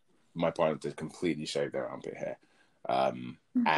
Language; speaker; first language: English; native; English